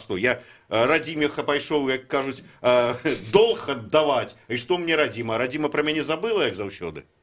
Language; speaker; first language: Belarusian; native; Belarusian